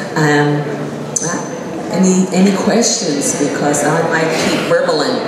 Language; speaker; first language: English; native; English